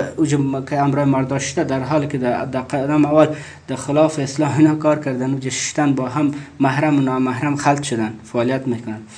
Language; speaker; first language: Persian; native; Persian